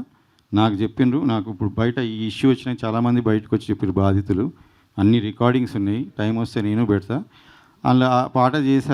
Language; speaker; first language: Telugu; native; Telugu